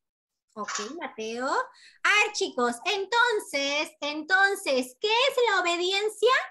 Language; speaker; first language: Spanish; native; Spanish